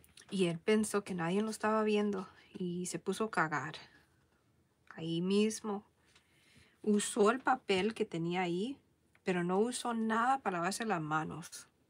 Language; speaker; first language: Spanish; early bilingual, heritage; Spanish